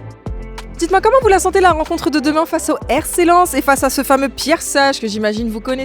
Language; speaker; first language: French; native; French